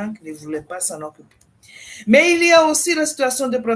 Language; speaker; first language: French; non-native, fluent; Portuguese